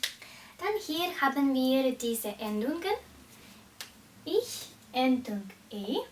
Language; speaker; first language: German; non-native, fluent; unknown